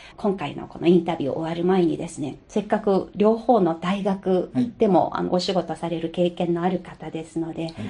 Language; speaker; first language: Japanese; non-native, fluent; Chinese